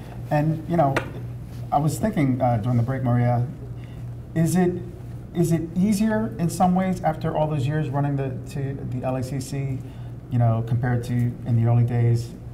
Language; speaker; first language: English; native; English